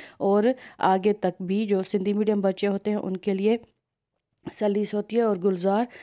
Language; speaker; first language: Urdu; non-native, local second language; Sindhi